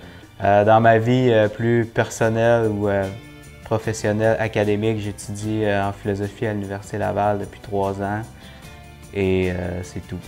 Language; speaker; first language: French; native; French